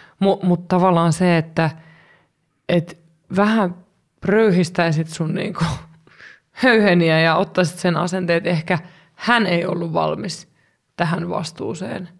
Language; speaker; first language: Finnish; native; Finnish